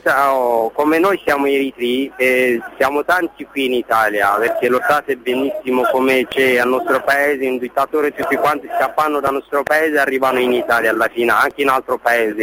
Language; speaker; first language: Italian; non-native, learner; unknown